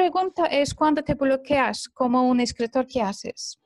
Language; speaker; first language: Spanish; non-native, fluent; Turkish